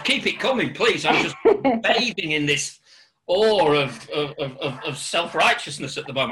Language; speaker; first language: English; native; English